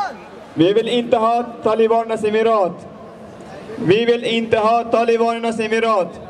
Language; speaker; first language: Swedish; non-native, fluent; Persian